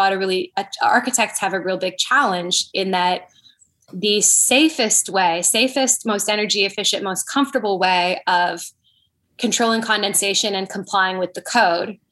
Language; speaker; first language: English; native; English